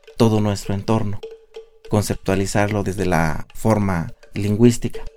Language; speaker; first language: Spanish; non-native, local second language; Nahuatl languages